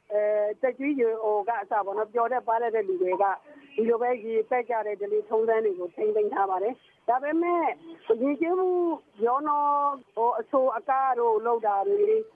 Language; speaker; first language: Burmese; native; Burmese